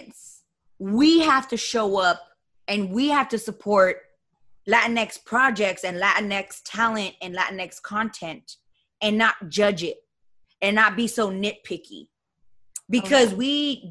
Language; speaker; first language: English; native; English